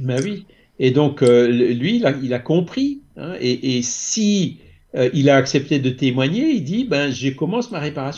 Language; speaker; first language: French; native; French